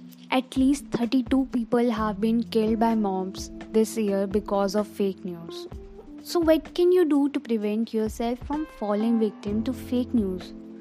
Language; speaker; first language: English; non-native, local second language; Hindi